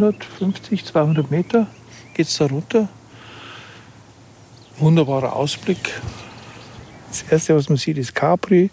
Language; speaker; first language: German; native; German